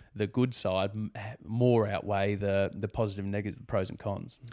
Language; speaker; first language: English; native; English